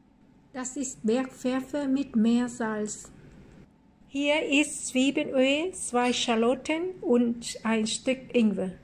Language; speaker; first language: German; non-native, fluent; Vietnamese